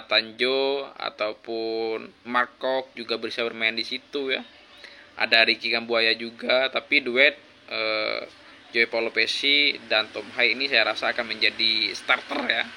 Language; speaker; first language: Indonesian; native; Indonesian